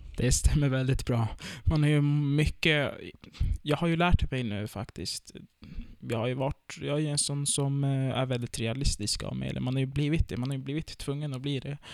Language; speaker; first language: Swedish; early bilingual, other home language; Turkish